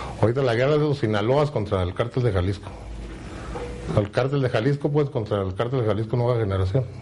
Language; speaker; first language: Spanish; native; Spanish